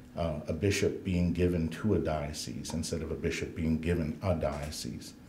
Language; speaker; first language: English; native; English